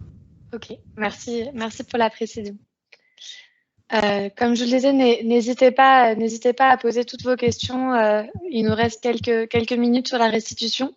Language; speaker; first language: French; native; French